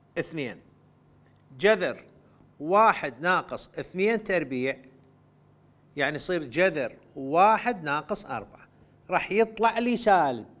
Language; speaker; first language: Arabic; non-native, local second language; Central Kurdish